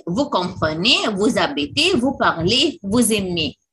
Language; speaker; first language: French; non-native, fluent; Arabic